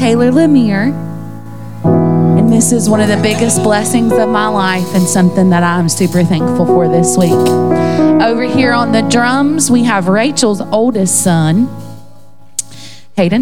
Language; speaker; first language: English; native; English